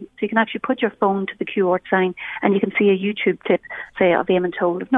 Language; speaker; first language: English; native; English